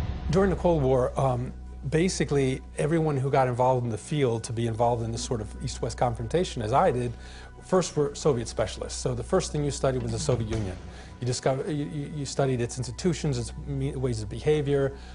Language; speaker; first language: English; native; English